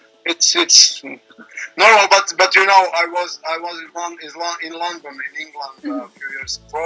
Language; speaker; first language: English; non-native, learner; Croatian